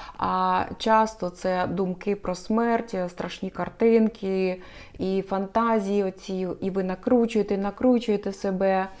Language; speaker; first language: Ukrainian; non-native, local second language; Russian